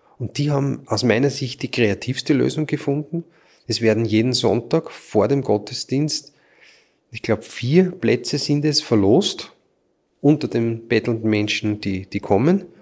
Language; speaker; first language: German; native; German